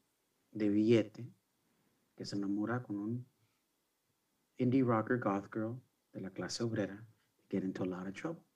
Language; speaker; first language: Spanish; early bilingual, heritage; Spanish